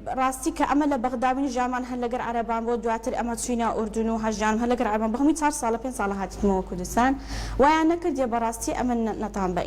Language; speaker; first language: Central Kurdish; early bilingual, heritage; Central Kurdish